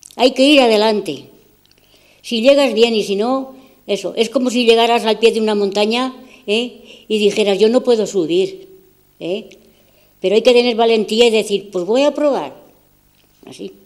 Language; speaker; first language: Spanish; native; Spanish